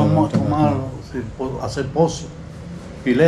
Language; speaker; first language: Spanish; early bilingual, other home language; Japanese